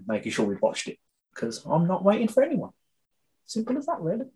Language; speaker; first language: English; native; English